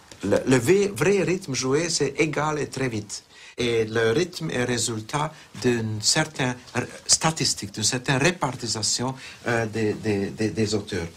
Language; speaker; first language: French; non-native, fluent; Hungarian